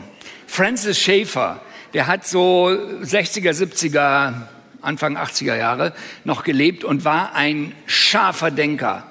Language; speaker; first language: German; native; German